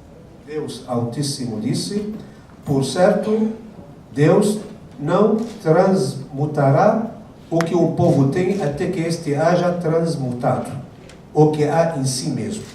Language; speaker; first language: Portuguese; non-native, fluent; Arabic